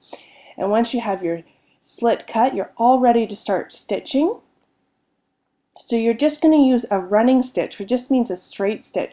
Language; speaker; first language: English; native; English